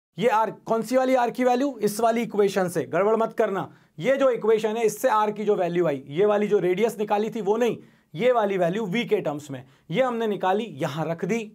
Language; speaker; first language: Hindi; native; Hindi